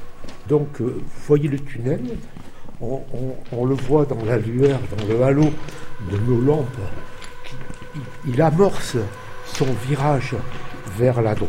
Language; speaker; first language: French; native; French